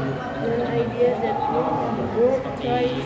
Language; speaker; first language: English; non-native, learner; Indonesian